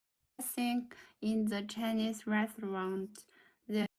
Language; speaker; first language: English; non-native, learner; Chinese